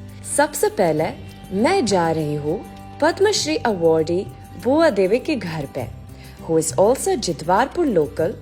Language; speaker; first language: Hindi; native; Hindi